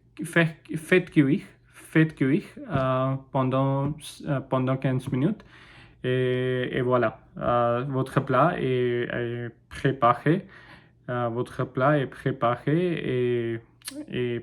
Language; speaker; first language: French; non-native, learner; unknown